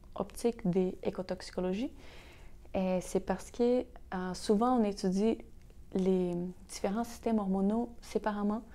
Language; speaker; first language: French; non-native, fluent; Portuguese